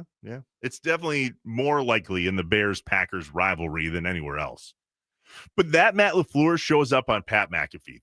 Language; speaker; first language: English; native; English